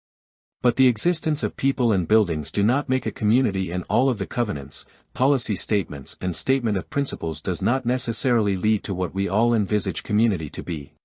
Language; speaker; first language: English; native; English